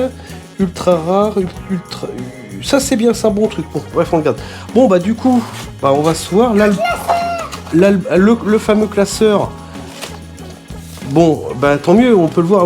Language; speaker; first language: French; native; French